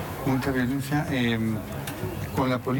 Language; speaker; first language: Portuguese; non-native, learner; Spanish